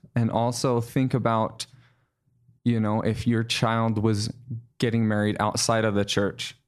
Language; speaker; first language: English; native; English